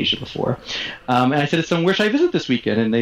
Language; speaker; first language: English; native; English